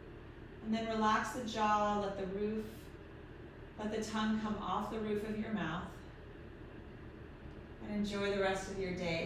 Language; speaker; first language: English; native; English